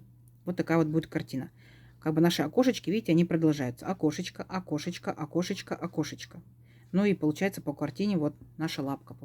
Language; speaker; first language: Russian; native; Russian